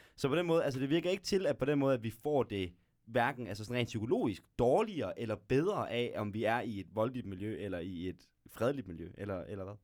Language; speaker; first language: Danish; native; Danish